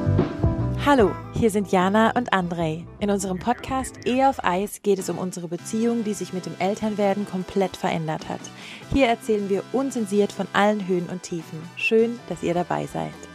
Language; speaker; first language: German; native; German